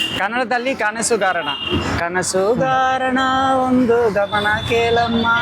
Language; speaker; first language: Kannada; non-native, local second language; Tamil